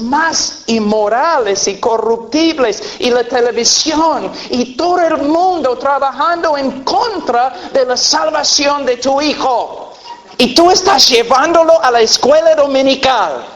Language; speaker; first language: Spanish; non-native, fluent; English